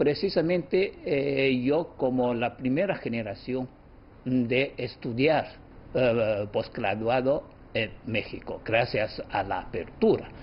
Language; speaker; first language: Spanish; non-native, fluent; Chinese